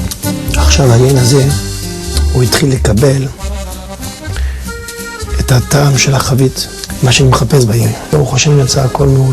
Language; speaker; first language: Hebrew; non-native, learner; French